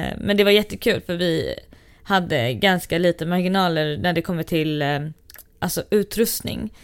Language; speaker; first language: Swedish; native; Swedish